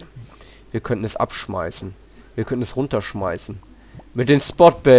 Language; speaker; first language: German; native; German